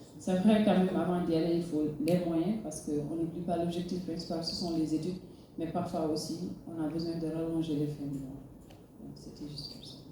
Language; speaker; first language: French; non-native, local second language; Fula